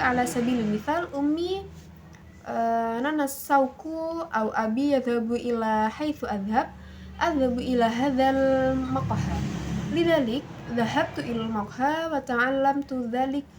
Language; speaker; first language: Arabic; non-native, learner; Indonesian